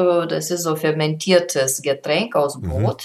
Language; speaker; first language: German; non-native, fluent; Lithuanian